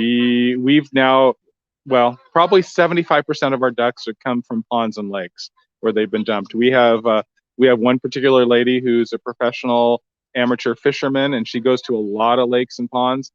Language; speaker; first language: English; native; English